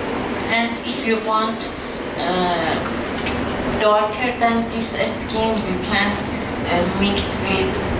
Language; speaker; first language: English; non-native, learner; Persian